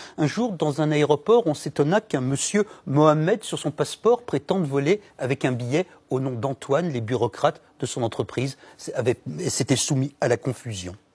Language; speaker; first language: French; native; French